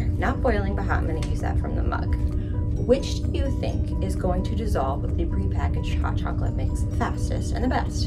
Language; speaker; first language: English; native; English